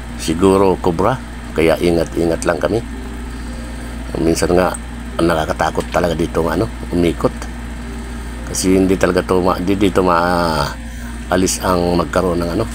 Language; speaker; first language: Filipino; non-native, local second language; Bikol